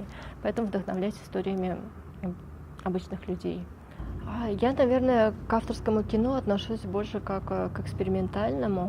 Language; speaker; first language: Russian; non-native, local second language; Tajik